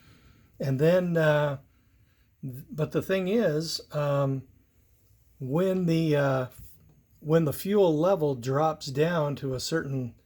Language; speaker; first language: English; native; English